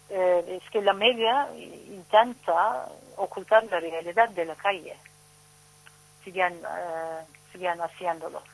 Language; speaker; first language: Spanish; non-native, fluent; Turkish